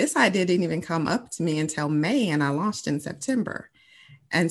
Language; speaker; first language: English; native; English